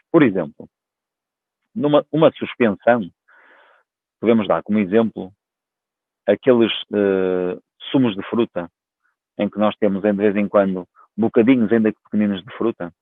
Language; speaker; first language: Portuguese; native; Portuguese